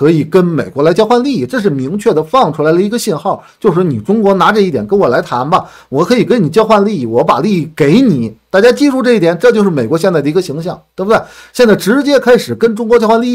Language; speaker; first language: Chinese; native; Chinese